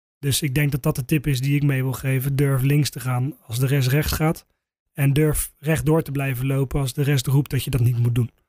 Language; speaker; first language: Dutch; native; Dutch